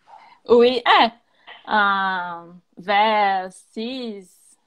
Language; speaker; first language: French; non-native, learner; Portuguese